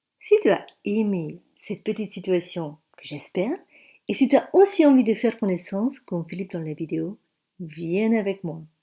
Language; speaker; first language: French; native; French